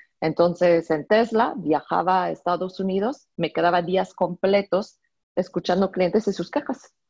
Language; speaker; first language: Spanish; non-native, fluent; French